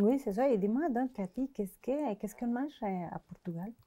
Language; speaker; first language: French; non-native, fluent; Spanish